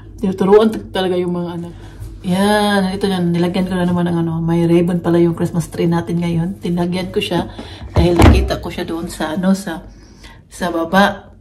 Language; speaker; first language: Filipino; non-native, local second language; Cebuano